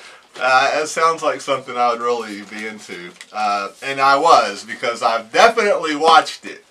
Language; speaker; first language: English; native; English